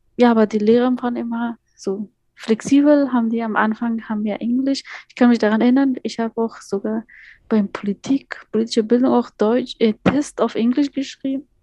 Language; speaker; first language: German; non-native, fluent; Persian